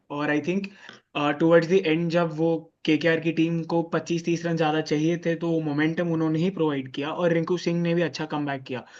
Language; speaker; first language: Hindi; native; Hindi